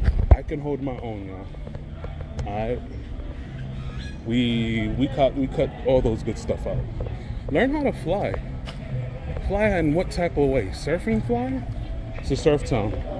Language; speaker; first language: English; native; English